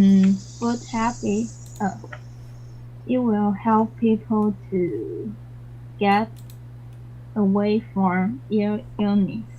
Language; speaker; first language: English; non-native, learner; Chinese